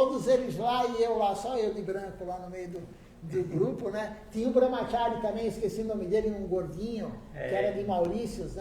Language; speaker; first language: Portuguese; native; Portuguese